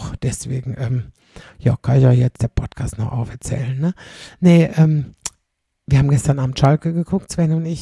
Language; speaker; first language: German; native; German